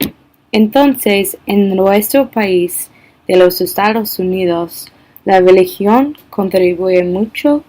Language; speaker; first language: Spanish; non-native, learner; English